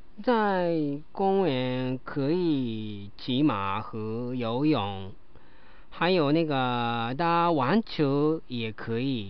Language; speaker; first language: Chinese; non-native, learner; Japanese